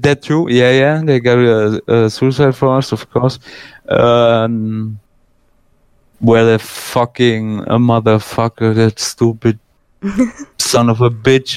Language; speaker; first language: English; non-native, fluent; German